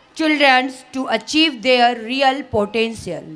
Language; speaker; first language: English; non-native, local second language; Hindi